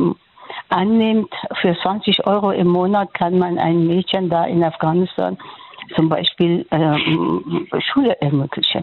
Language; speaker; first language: German; non-native, fluent; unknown